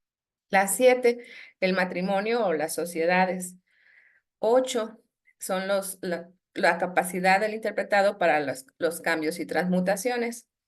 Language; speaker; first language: Spanish; native; Spanish